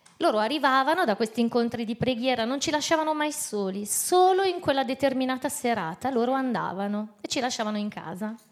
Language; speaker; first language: Italian; native; Italian